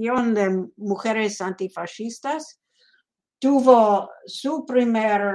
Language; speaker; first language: Spanish; non-native, fluent; English